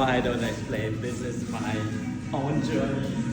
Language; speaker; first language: English; non-native, learner; Vietnamese